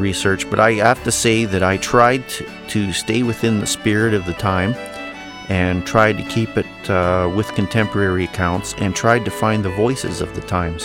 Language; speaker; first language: English; native; English